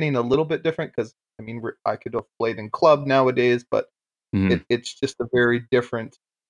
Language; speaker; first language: English; native; English